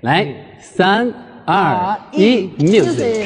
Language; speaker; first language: Chinese; native; Chinese